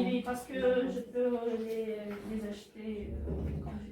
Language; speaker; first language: French; non-native, learner; Ukrainian